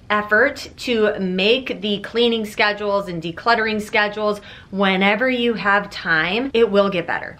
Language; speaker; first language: English; native; English